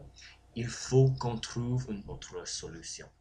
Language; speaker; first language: French; non-native, learner; English